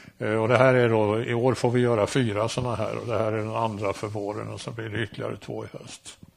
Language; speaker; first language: Swedish; native; Swedish